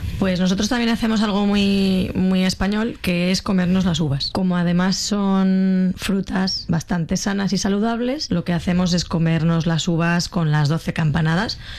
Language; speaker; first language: Spanish; native; Spanish